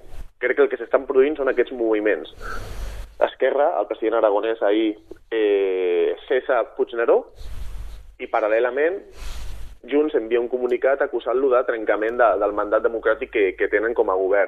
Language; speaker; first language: Catalan; native; Catalan